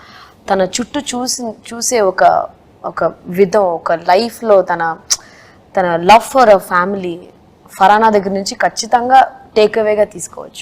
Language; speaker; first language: Telugu; non-native, local second language; Tamil